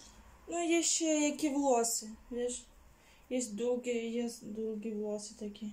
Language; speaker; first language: Polish; non-native, learner; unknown